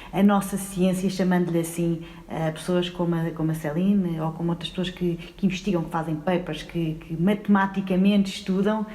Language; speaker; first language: Portuguese; native; Portuguese